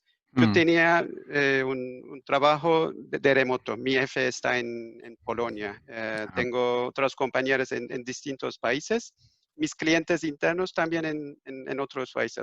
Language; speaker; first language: Spanish; non-native, fluent; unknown